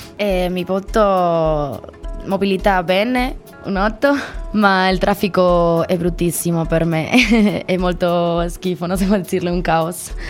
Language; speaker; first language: Italian; non-native, learner; Spanish